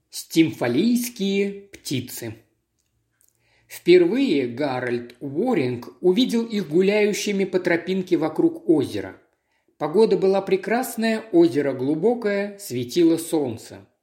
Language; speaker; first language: Russian; native; Russian